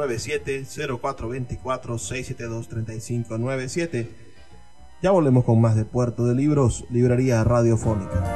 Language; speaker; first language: Spanish; native; Spanish